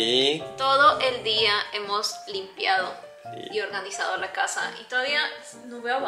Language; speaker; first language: Spanish; native; Spanish